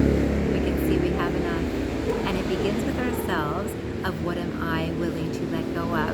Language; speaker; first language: English; native; English